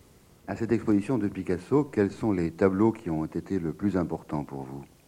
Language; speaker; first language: French; native; French